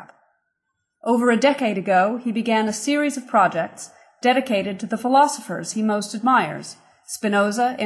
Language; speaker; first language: English; native; English